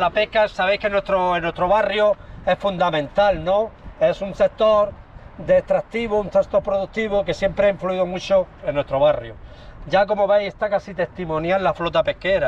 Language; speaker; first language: Spanish; native; Spanish